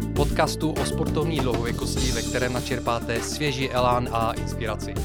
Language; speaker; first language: Czech; non-native, fluent; Bulgarian